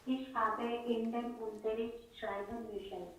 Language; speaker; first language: German; non-native, learner; Hindi